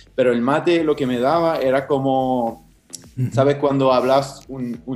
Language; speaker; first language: Spanish; non-native, fluent; English